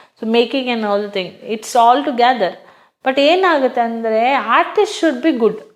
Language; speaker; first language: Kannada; non-native, local second language; Hindi